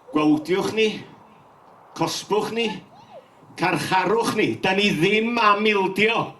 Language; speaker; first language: Welsh; native; Welsh